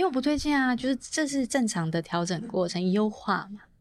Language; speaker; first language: Chinese; native; Chinese